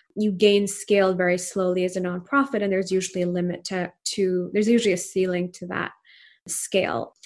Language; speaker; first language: English; non-native, local second language; Urdu